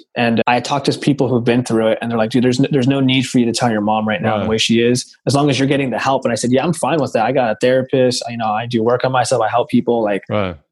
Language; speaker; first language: English; native; English